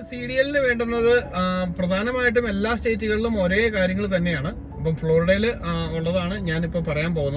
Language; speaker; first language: Malayalam; native; Malayalam